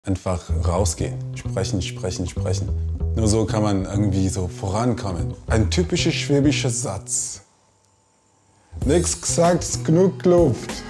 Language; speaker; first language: German; non-native, fluent; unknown